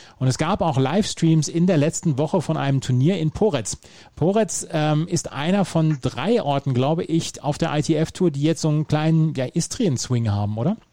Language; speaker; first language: German; native; German